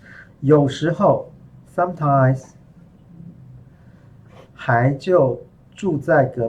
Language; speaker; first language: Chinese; non-native, fluent; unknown